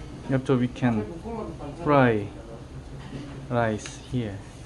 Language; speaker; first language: English; non-native, learner; Korean